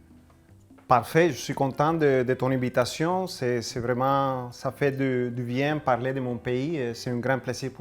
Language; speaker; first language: French; non-native, fluent; Spanish